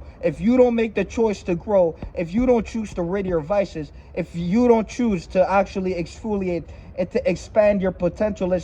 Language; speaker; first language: English; native; English